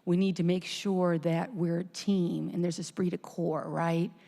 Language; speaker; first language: English; native; English